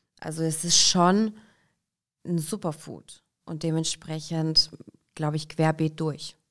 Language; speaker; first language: German; early bilingual, other home language; Russian